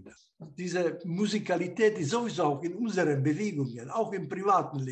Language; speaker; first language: German; non-native, fluent; Slovak